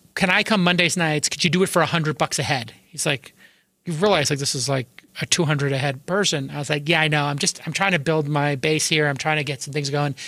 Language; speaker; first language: English; native; English